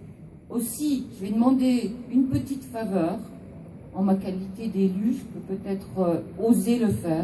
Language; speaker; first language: French; native; French